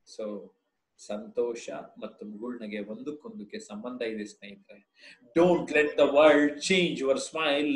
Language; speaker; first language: English; non-native, local second language; Kannada